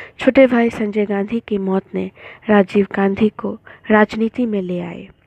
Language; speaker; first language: Hindi; non-native, local second language; Bangla